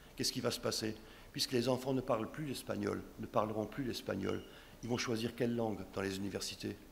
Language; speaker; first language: French; non-native, local second language; Swiss German